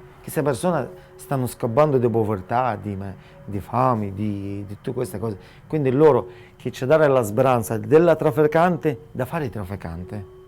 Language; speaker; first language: Italian; non-native, learner; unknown